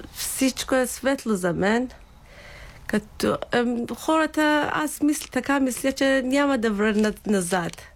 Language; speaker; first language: Bulgarian; non-native, learner; Persian